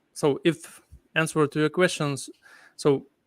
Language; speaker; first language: English; non-native, fluent; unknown